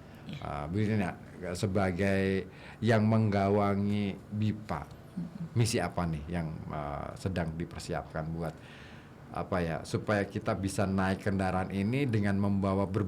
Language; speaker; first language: Indonesian; native; Indonesian